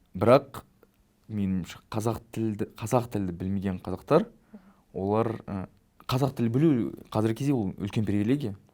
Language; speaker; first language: Kazakh; native; Kazakh